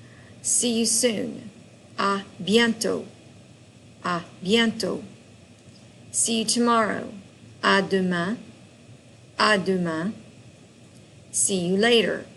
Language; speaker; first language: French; non-native, fluent; English